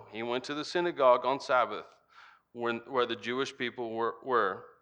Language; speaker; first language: English; native; English